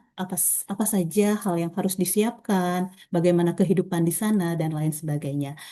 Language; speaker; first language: Indonesian; native; Indonesian